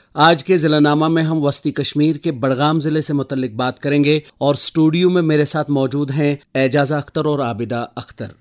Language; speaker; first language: Urdu; non-native, local second language; Kashmiri